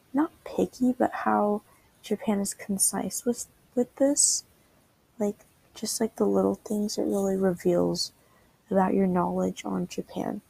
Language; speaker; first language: English; native; English